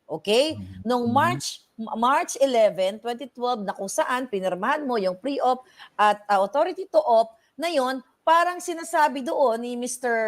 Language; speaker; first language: Filipino; native; Filipino